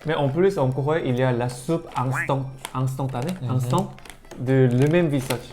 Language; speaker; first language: French; non-native, learner; Korean